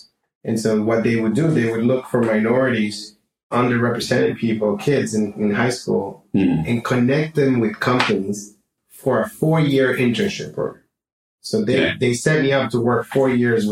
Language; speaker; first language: English; non-native, fluent; Spanish